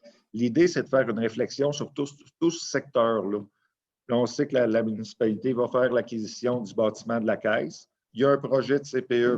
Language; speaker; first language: French; native; French